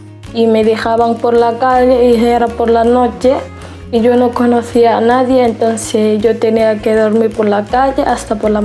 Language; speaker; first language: Spanish; non-native, learner; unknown